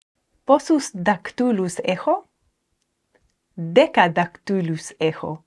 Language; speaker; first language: Greek; non-native, fluent; English